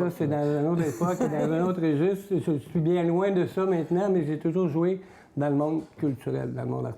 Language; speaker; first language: French; native; French